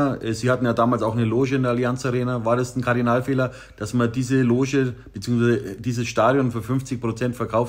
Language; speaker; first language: German; native; German